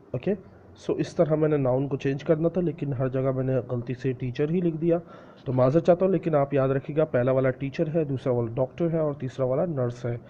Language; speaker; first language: Hindi; non-native, local second language; Punjabi